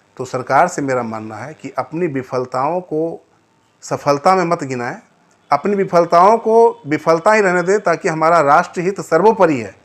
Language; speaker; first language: Hindi; native; Hindi